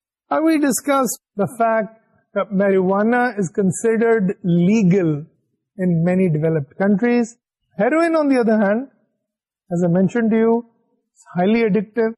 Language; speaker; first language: English; non-native, local second language; Urdu